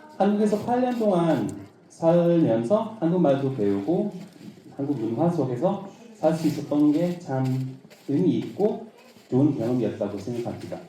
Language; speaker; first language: Korean; non-native, fluent; English